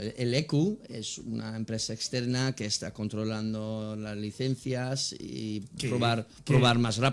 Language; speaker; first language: Spanish; non-native, fluent; Dutch